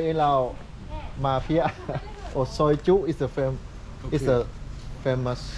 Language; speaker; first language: English; non-native, learner; Lao